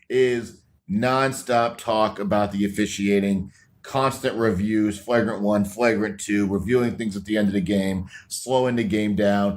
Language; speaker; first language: English; native; English